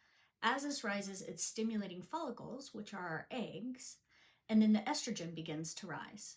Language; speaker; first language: English; native; English